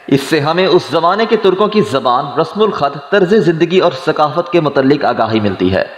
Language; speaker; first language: Urdu; native; Urdu